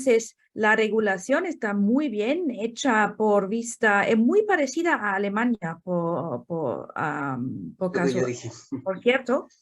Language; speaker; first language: Spanish; non-native, fluent; German